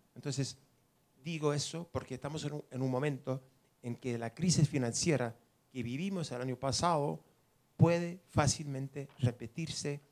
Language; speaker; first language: Spanish; non-native, fluent; English